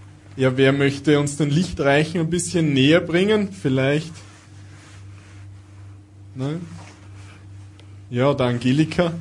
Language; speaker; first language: German; native; German